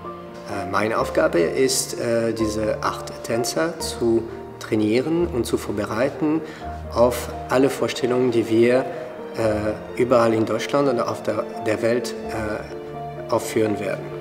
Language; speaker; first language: German; non-native, fluent; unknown